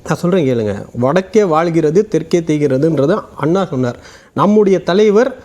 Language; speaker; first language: Tamil; native; Tamil